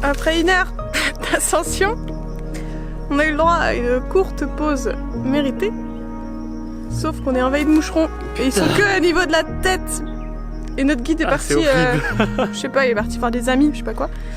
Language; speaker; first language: French; native; French